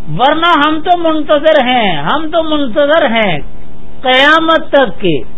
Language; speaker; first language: Urdu; non-native, local second language; Dogri